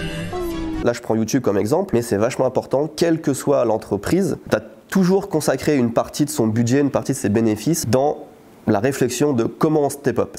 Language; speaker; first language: French; native; French